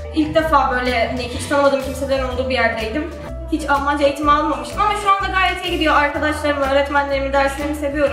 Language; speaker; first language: Turkish; native; Turkish